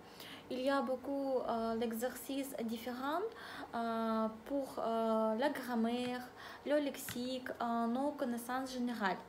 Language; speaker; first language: French; non-native, learner; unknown